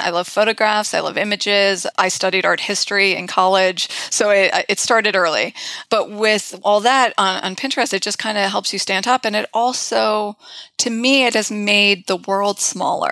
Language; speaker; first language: English; native; English